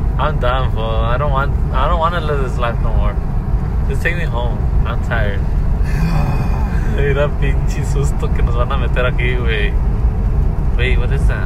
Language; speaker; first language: English; early bilingual, other home language; Spanish